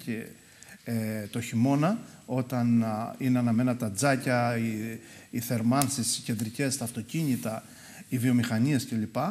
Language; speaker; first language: Greek; native; Greek